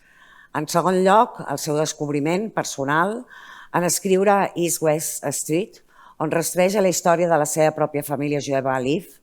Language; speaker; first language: Catalan; native; Catalan